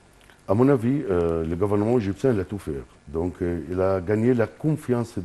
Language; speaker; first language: French; non-native, fluent; Arabic